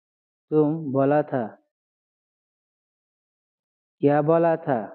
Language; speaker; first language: Hindi; non-native, fluent; Bangla